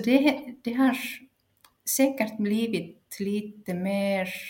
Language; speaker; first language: Swedish; non-native, local second language; Finnish